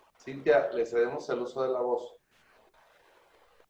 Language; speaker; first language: Spanish; native; Spanish